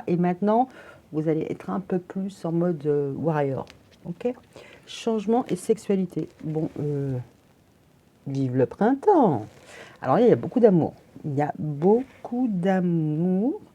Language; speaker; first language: French; native; French